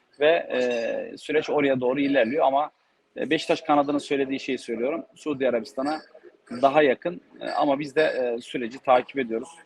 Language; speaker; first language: Turkish; native; Turkish